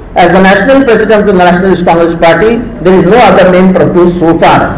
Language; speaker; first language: English; non-native, local second language; Marathi